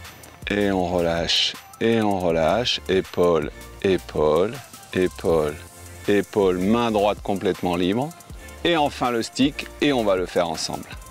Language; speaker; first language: French; native; French